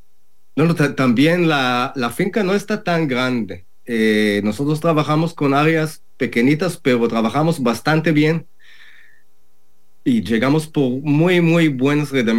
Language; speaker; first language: Spanish; non-native, learner; Hebrew